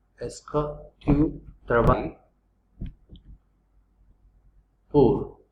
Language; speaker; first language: French; non-native, fluent; Hindi